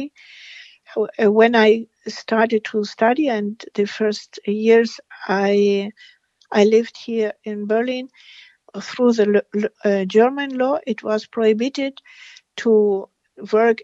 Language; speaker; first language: English; non-native, fluent; Spanish